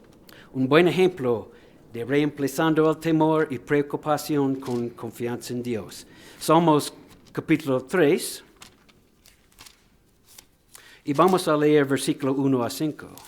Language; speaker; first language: Spanish; non-native, fluent; English